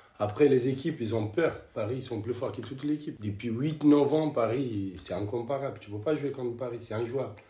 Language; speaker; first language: French; non-native, fluent; Kabuverdianu